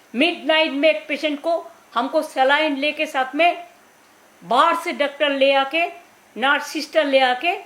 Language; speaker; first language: Hindi; non-native, local second language; Bangla